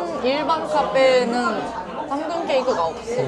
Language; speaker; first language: Korean; non-native, fluent; Japanese